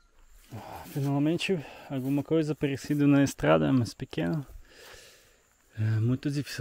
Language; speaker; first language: Portuguese; non-native, learner; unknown